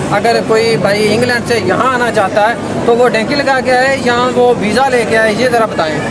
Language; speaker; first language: Urdu; non-native, local second language; Punjabi